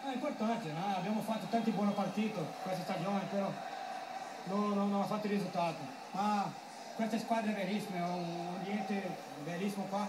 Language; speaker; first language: Italian; non-native, learner; Portuguese